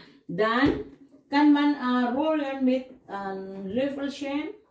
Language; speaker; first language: German; non-native, learner; Filipino